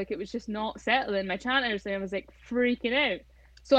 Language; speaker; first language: English; native; English